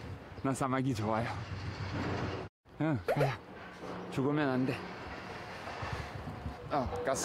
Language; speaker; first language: Korean; non-native, learner; French